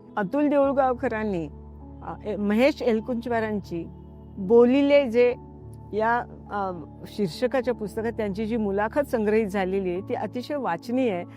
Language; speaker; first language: Marathi; native; Marathi